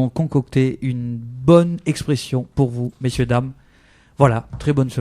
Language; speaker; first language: French; native; French